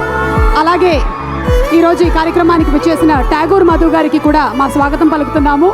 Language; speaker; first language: Telugu; native; Telugu